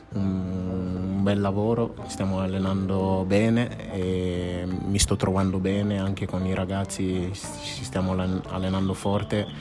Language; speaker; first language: Italian; early bilingual, other home language; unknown